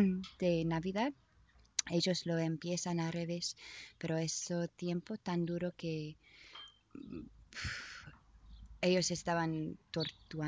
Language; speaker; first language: Spanish; non-native, learner; English